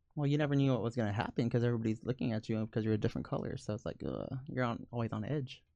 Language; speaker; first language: English; early bilingual, other home language; Spanish